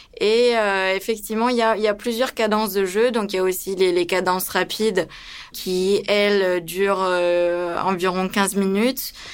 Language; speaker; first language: French; early bilingual, other home language; Romanian